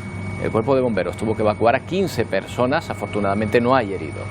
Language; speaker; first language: Spanish; native; Spanish